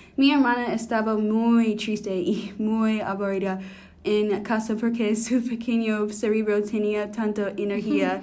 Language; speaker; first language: Spanish; non-native, learner; English